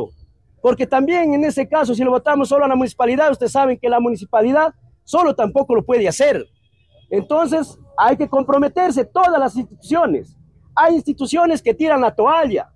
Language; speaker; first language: Spanish; native; Spanish